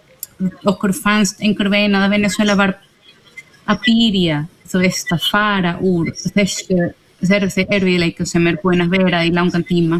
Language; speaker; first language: Icelandic; non-native, fluent; Spanish